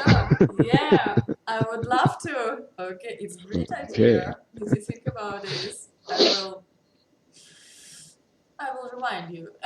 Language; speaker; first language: English; non-native, learner; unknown